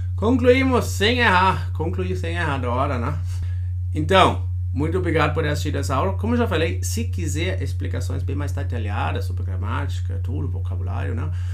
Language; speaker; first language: Portuguese; non-native, fluent; German